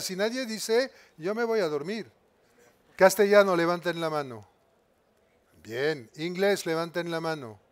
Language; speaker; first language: Spanish; non-native, fluent; French